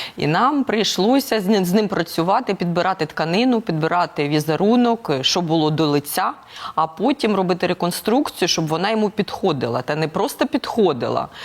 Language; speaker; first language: Ukrainian; non-native, local second language; Russian